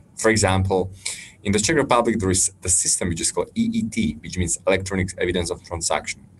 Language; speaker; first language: English; non-native, fluent; Slovak